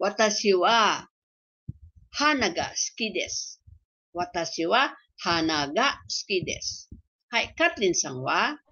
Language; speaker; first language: Japanese; non-native, fluent; Filipino